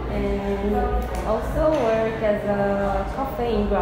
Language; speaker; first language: English; non-native, learner; Korean